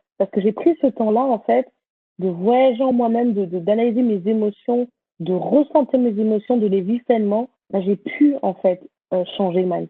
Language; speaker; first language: French; native; French